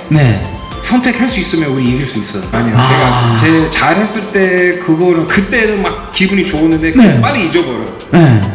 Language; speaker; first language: Korean; non-native, fluent; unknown